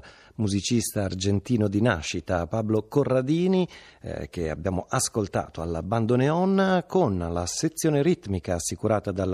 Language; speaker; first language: Italian; native; Italian